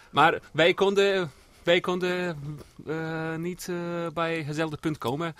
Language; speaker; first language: Dutch; non-native, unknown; Serbian